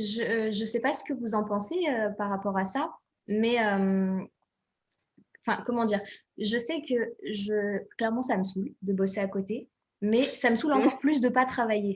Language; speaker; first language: French; native; French